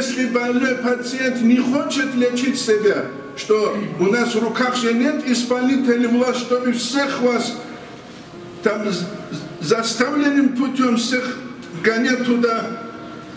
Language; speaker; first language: Russian; non-native, local second language; Avaric